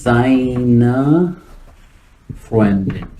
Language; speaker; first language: German; non-native, fluent; Amharic